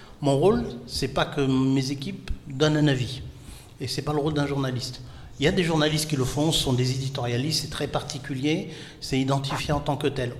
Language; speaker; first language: French; non-native, local second language; Arabic